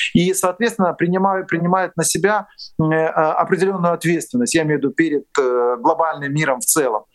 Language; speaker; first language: Russian; non-native, local second language; Ukrainian